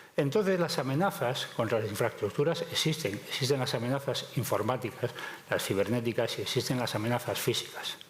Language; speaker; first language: Spanish; native; Spanish